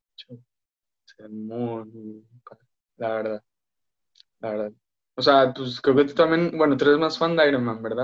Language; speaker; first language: Spanish; native; Spanish